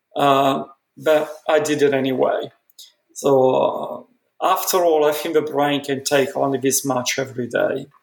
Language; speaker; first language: English; non-native, fluent; Italian